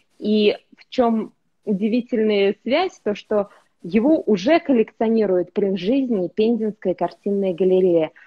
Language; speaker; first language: Russian; native; Russian